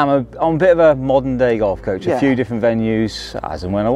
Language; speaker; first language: English; native; English